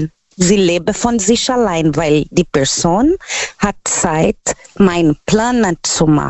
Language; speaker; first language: German; non-native, learner; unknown